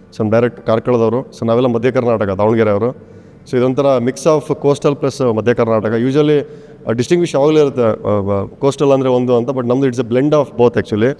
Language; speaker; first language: Kannada; native; Kannada